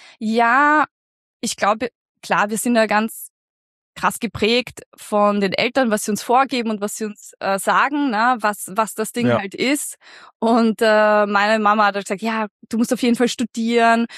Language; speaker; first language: German; native; German